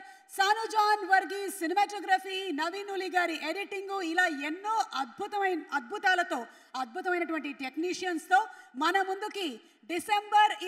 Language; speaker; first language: Telugu; native; Telugu